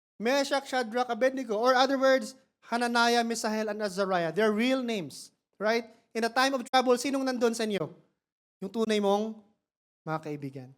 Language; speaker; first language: Filipino; non-native, local second language; Cebuano